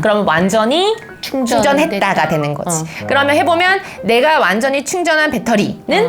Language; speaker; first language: Korean; native; Korean